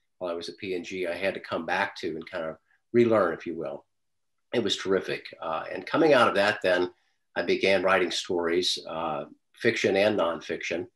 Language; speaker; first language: English; native; English